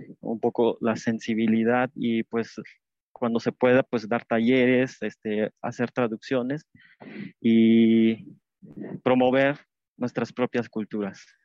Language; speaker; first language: Spanish; non-native, local second language; Tzeltal